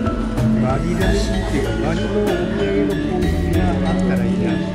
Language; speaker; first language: Japanese; native; Japanese